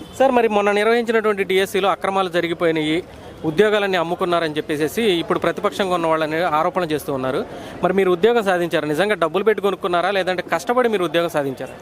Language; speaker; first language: Telugu; native; Telugu